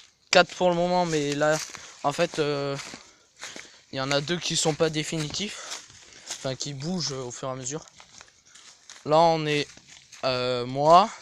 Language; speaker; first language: French; native; French